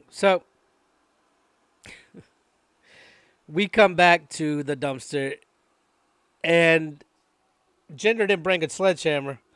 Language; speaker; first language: English; native; English